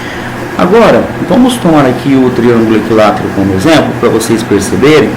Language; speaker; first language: Portuguese; native; Portuguese